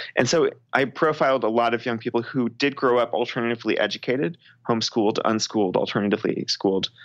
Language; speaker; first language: English; native; English